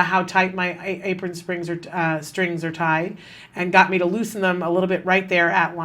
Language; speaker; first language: English; native; English